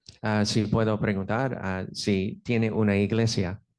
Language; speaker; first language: Spanish; non-native, fluent; English